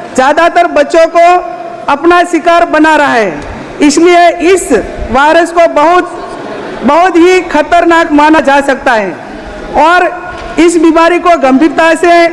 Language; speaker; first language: Hindi; non-native, local second language; Gujarati